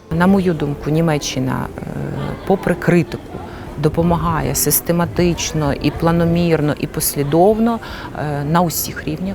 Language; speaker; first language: Ukrainian; non-native, local second language; Russian